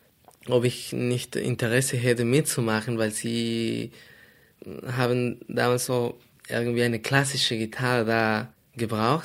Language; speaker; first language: German; non-native, fluent; Spanish